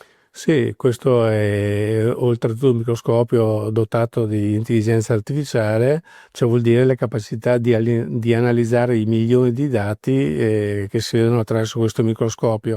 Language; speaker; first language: Italian; native; Italian